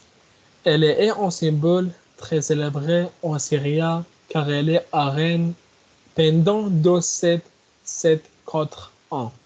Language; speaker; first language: French; non-native, learner; Arabic